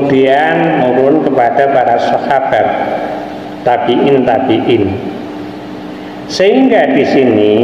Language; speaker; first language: Indonesian; non-native, local second language; Javanese